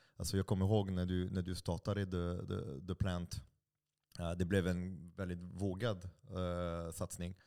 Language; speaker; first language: Swedish; non-native, fluent; French